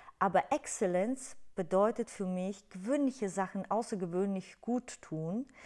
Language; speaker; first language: German; non-native, fluent; Bulgarian